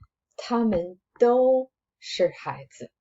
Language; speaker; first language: Chinese; non-native, fluent; English